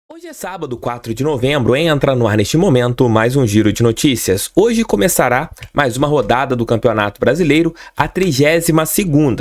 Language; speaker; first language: Portuguese; native; Portuguese